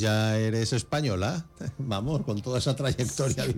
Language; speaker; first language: Spanish; native; Spanish